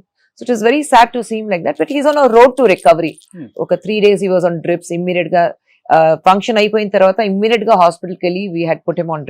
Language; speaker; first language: Telugu; non-native, fluent; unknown